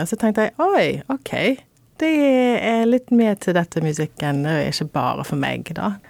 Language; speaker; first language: Norwegian; non-native, fluent; English